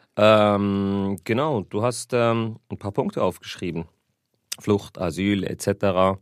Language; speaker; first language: German; early bilingual, other home language; Arabic